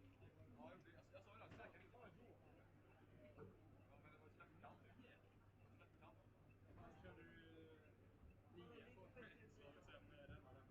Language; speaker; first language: Swedish; native; Swedish